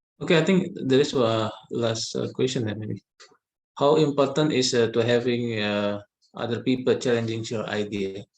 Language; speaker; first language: English; non-native, learner; Indonesian